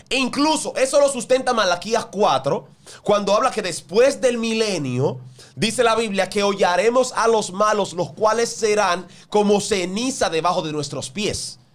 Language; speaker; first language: Spanish; native; Spanish